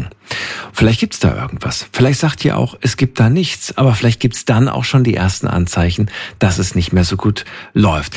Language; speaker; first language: German; native; German